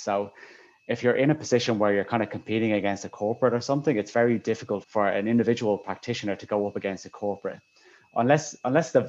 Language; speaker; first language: English; native; English